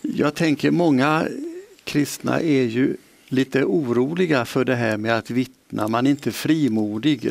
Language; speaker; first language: Swedish; native; Swedish